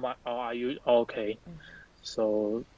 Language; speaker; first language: English; non-native, learner; Chinese